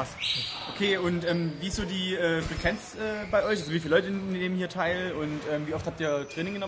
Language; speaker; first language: German; native; German